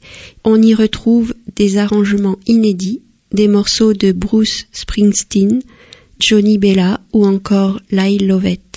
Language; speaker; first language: French; native; French